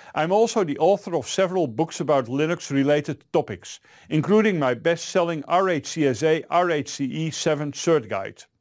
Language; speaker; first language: English; non-native, fluent; Dutch